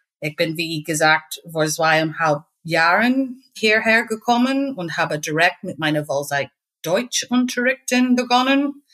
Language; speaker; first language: German; non-native, fluent; English